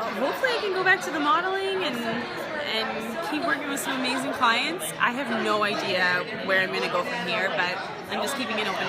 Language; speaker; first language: English; native; English